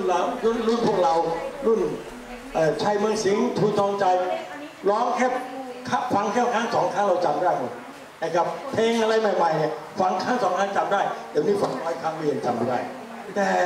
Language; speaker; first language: Thai; native; Thai